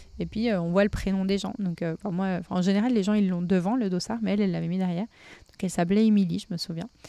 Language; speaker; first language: French; native; French